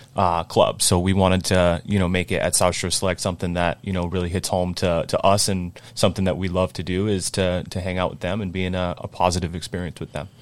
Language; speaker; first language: English; native; English